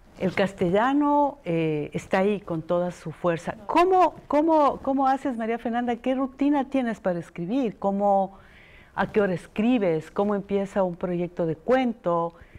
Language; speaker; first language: Spanish; native; Spanish